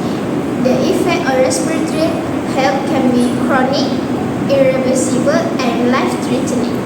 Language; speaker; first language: English; non-native, learner; Malay